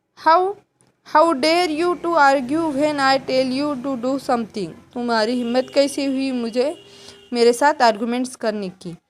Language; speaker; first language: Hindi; non-native, local second language; Marathi